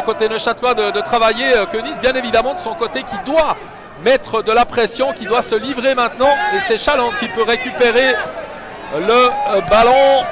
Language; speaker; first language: French; native; French